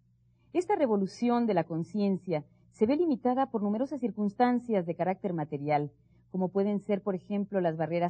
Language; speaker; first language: Spanish; native; Spanish